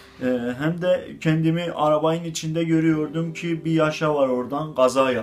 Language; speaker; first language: Turkish; non-native, fluent; Azerbaijani